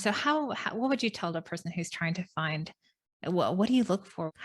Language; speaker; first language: English; native; English